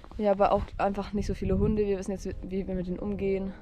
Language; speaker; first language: German; native; German